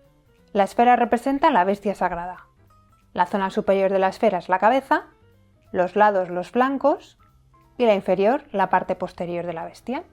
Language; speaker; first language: Spanish; native; Spanish